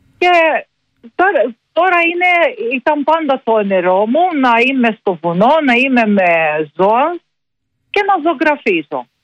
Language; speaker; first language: Greek; non-native, learner; Maltese